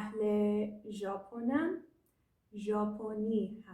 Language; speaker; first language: Persian; early bilingual, heritage; English